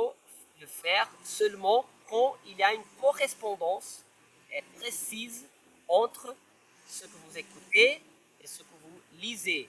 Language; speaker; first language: French; non-native, fluent; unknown